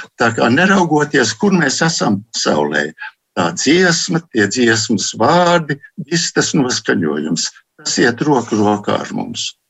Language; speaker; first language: Latvian; early bilingual, heritage; Latvian